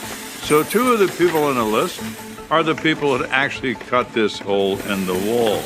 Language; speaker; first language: English; native; English